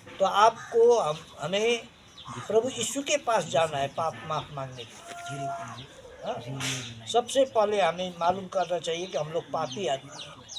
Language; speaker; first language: Hindi; non-native, local second language; Nepali